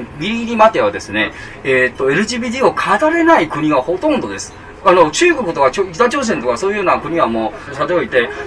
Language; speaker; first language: Japanese; non-native, fluent; Chinese